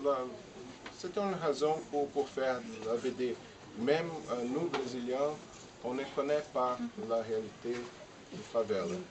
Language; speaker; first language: French; non-native, learner; Portuguese